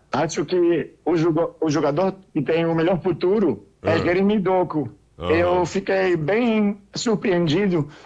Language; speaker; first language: Portuguese; non-native, fluent; Dutch